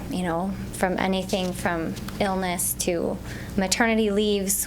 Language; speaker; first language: English; native; English